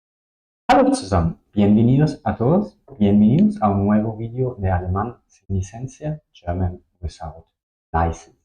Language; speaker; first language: Spanish; non-native, fluent; German